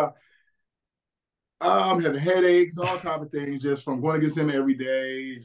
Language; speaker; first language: English; native; English